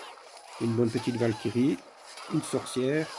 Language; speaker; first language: French; native; French